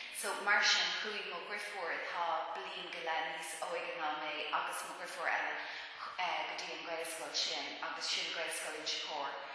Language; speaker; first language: Irish; non-native, local second language; English